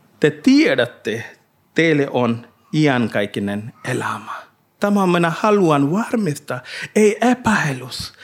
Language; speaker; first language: Finnish; non-native, learner; Hindi